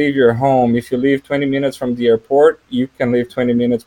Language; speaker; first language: English; non-native, fluent; Portuguese